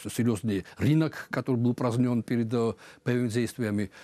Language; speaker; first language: Russian; non-native, local second language; Georgian